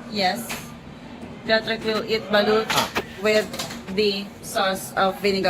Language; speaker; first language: English; non-native, local second language; Filipino